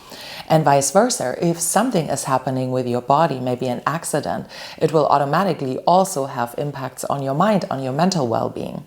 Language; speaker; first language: English; non-native, fluent; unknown